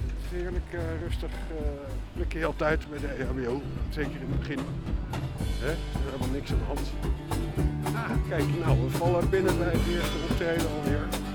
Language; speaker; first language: Dutch; native; Dutch